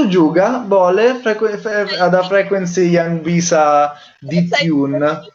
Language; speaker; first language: Indonesian; non-native, learner; Italian